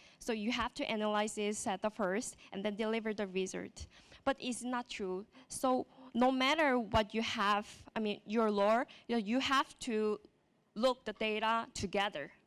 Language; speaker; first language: English; non-native, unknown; Korean